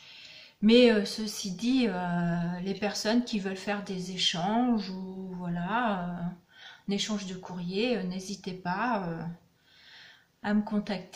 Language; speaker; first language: French; native; French